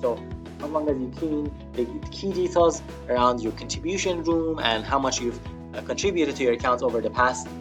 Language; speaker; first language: English; non-native, fluent; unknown